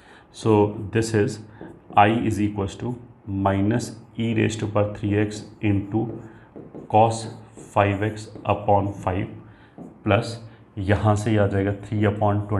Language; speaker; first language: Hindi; native; Hindi